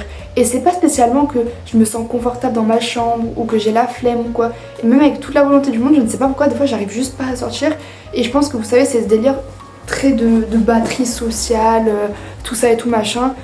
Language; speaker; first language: French; native; French